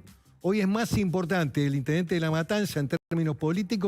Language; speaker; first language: Spanish; native; Spanish